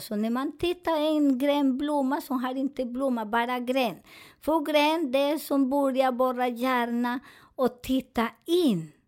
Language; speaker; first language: Swedish; non-native, fluent; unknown